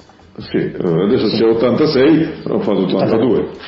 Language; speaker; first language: Italian; early bilingual, heritage; Italian